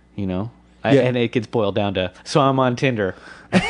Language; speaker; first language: English; native; English